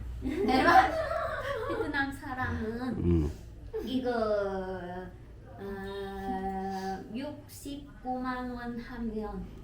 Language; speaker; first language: Korean; non-native, learner; Vietnamese